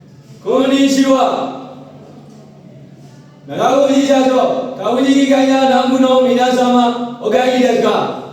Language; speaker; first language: Japanese; non-native, learner; Burmese